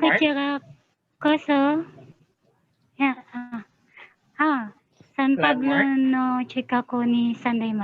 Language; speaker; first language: Japanese; non-native, learner; Filipino